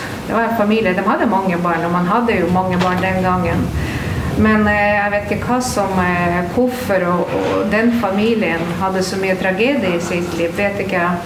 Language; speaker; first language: Norwegian; non-native, fluent; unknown